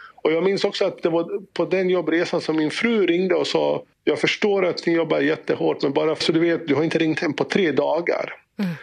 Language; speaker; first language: Swedish; early bilingual, other home language; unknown